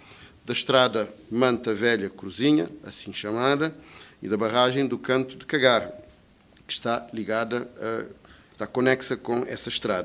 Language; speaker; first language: Portuguese; native; Portuguese